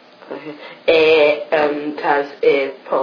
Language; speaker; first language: French; non-native, learner; English